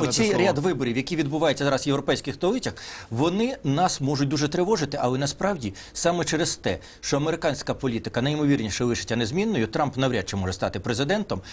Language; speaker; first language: Ukrainian; native; Ukrainian